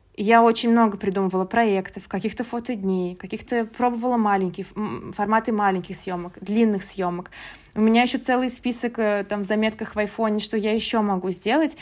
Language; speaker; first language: Russian; native; Russian